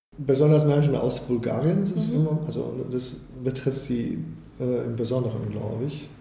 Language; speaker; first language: German; non-native, fluent; Kurdish